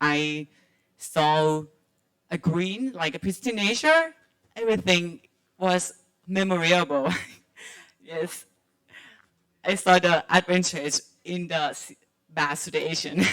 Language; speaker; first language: English; non-native, learner; Thai